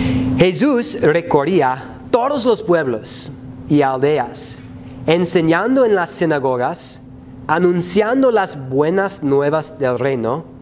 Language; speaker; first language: Spanish; non-native, fluent; English